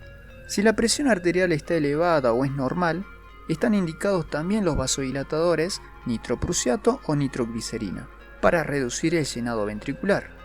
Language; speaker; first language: Spanish; native; Spanish